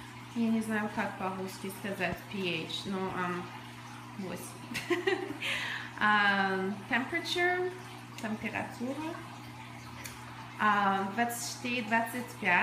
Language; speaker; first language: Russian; early bilingual, other home language; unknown